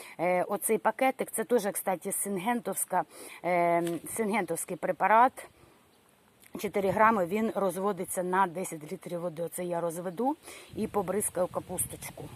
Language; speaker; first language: Ukrainian; non-native, local second language; Russian